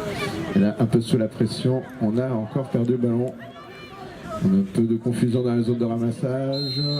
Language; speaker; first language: French; native; French